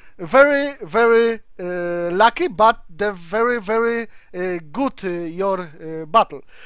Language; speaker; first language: English; non-native, learner; Polish